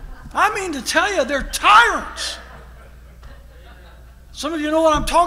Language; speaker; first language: English; native; English